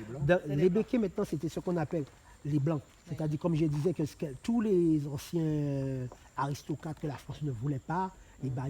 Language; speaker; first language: French; non-native, local second language; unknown